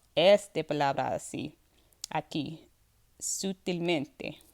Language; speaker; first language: Spanish; non-native, learner; English